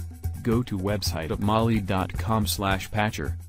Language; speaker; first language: English; non-native, learner; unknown